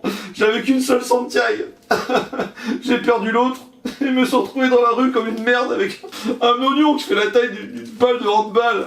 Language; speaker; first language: French; native; French